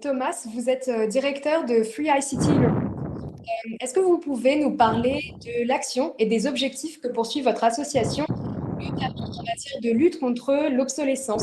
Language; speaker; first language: French; native; French